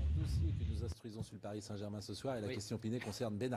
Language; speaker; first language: French; native; French